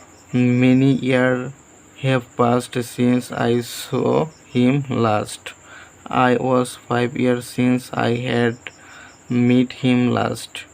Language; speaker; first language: English; non-native, local second language; Bangla